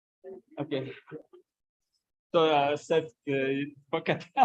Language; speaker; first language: English; non-native, learner; Indonesian